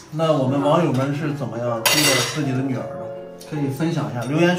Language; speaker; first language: Chinese; native; Chinese